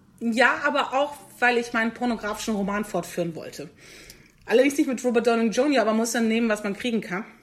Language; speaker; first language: German; native; German